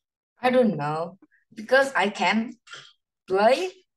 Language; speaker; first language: English; non-native, learner; Vietnamese